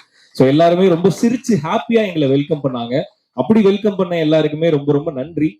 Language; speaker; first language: Tamil; native; Tamil